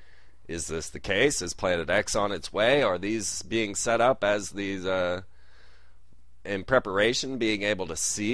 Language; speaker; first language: English; native; English